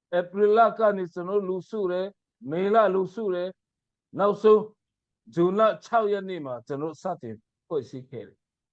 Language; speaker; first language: Burmese; non-native, local second language; Mizo